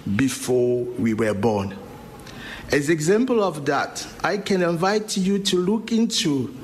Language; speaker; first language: English; non-native, learner; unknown